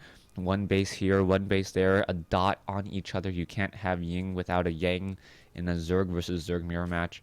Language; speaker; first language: English; native; English